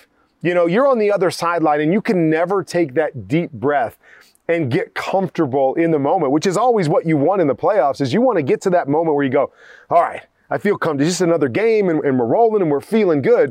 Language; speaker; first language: English; native; English